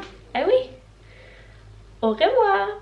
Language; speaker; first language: French; non-native, learner; Norwegian